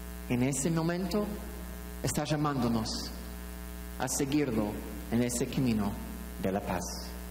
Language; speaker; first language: Spanish; non-native, fluent; English